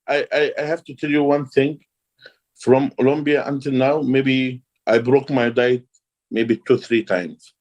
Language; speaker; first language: English; non-native, learner; Arabic